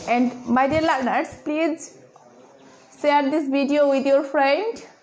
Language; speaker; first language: English; non-native, local second language; Bangla